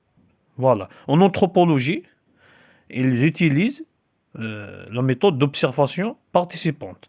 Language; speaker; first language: French; non-native, local second language; Kabyle